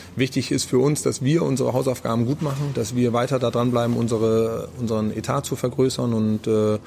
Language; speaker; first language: German; early bilingual, other home language; Danish